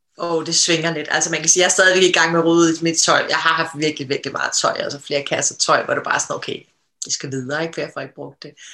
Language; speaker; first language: Danish; native; Danish